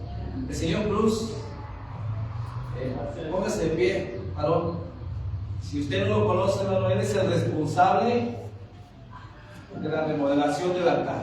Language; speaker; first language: Spanish; native; Spanish